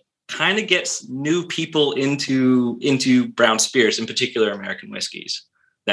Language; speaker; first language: English; native; English